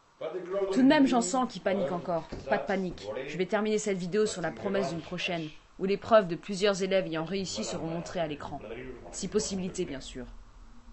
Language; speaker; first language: French; native; French